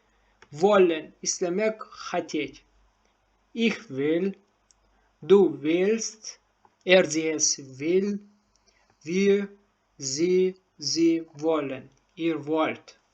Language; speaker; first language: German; non-native, learner; Turkmen